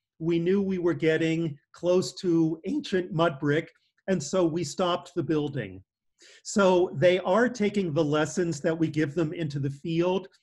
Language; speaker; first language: English; native; English